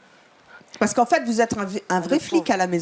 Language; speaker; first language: French; native; French